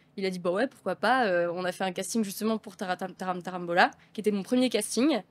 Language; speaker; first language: French; native; French